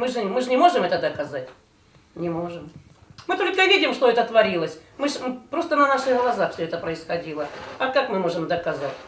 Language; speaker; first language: Russian; native; Russian